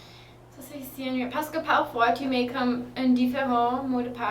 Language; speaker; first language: French; non-native, fluent; English